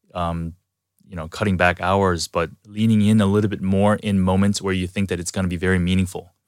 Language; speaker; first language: English; early bilingual, other home language; Korean